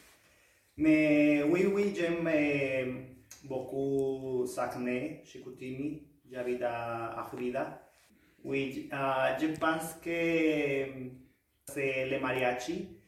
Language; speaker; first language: French; non-native, learner; Spanish